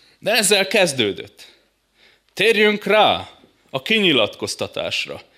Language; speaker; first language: Hungarian; native; Hungarian